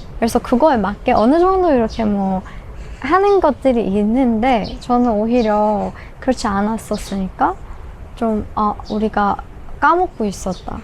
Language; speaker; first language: Korean; non-native, fluent; Persian